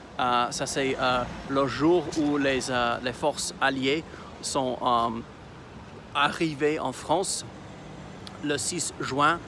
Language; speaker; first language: French; non-native, fluent; English